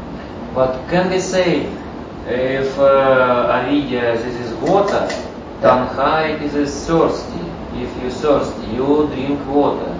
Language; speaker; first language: English; non-native, learner; Russian